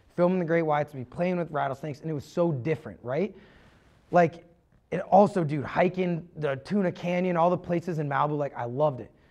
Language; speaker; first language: English; native; English